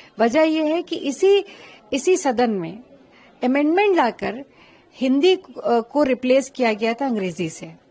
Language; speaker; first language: Hindi; native; Hindi